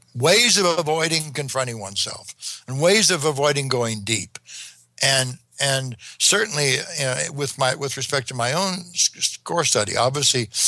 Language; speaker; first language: English; native; English